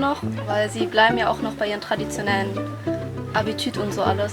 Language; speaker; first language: German; native; German